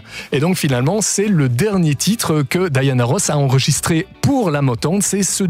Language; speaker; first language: French; native; French